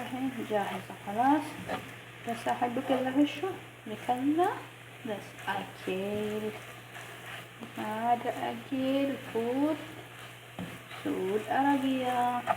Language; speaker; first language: Arabic; non-native, fluent; Oromo